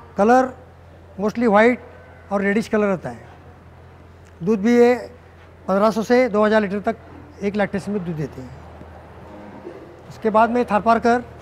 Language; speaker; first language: Hindi; non-native, local second language; Marathi